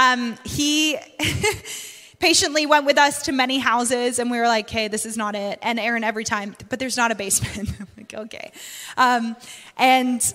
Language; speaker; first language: English; native; English